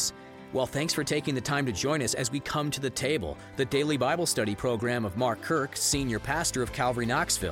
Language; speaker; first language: English; native; English